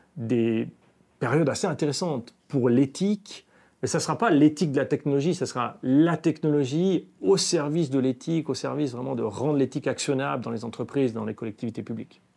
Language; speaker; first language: French; native; French